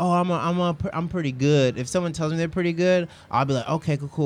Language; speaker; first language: English; native; English